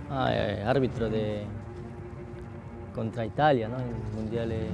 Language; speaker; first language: Italian; non-native, learner; Korean